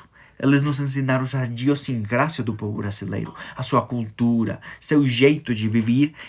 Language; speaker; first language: Portuguese; non-native, fluent; Spanish